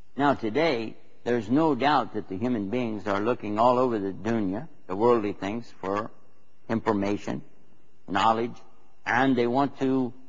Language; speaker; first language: English; native; English